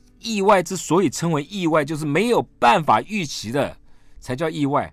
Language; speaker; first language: Chinese; native; Chinese